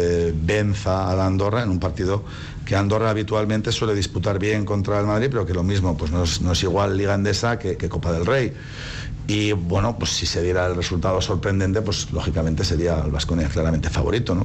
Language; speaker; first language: Spanish; native; Spanish